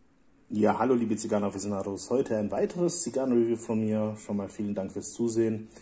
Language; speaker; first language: German; native; German